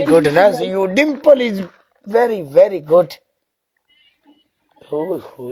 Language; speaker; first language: English; non-native, learner; Punjabi